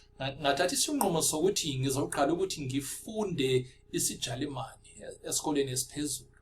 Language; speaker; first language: Zulu; non-native, local second language; Afrikaans